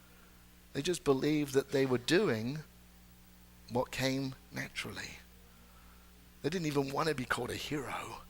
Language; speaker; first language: English; native; English